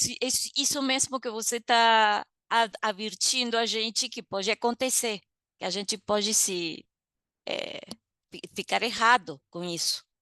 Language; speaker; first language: Portuguese; non-native, fluent; Spanish